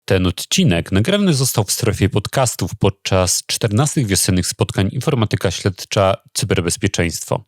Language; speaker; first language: Polish; native; Polish